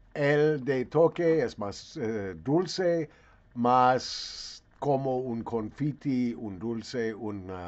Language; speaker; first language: Spanish; non-native, fluent; English